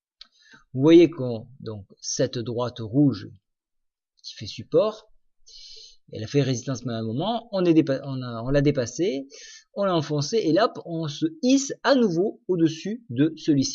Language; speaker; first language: French; native; French